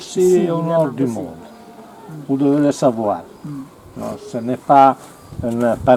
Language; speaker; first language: French; non-native, learner; Italian